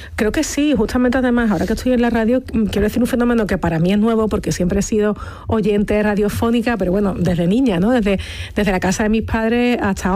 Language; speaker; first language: Spanish; native; Spanish